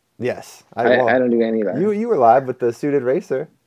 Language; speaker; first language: English; native; English